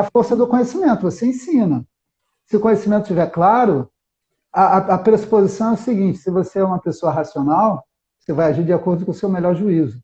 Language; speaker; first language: Portuguese; native; Portuguese